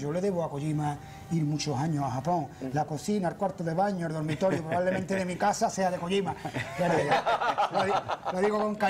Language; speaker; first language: Spanish; native; Spanish